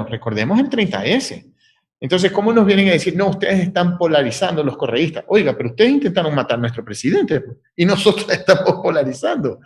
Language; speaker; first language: Spanish; native; Spanish